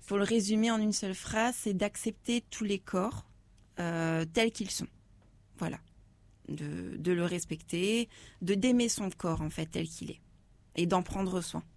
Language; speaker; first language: French; native; French